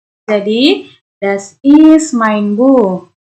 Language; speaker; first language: German; non-native, learner; Indonesian